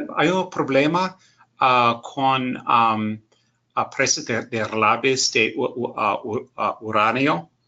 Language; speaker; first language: Spanish; non-native, learner; English